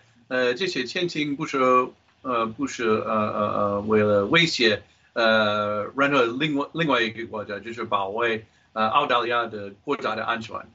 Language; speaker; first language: Chinese; non-native, fluent; English